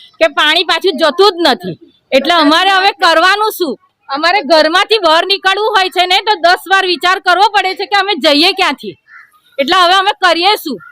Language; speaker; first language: Gujarati; native; Gujarati